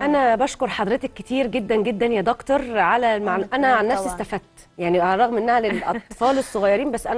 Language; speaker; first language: Arabic; native; Arabic